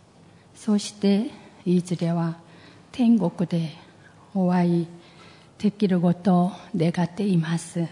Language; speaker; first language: Japanese; non-native, fluent; Korean